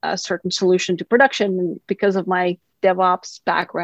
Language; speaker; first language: English; non-native, fluent; Kazakh